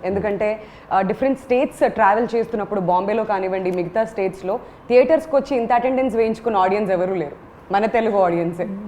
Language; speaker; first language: Telugu; native; Telugu